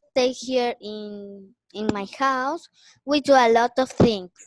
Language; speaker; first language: English; non-native, learner; Spanish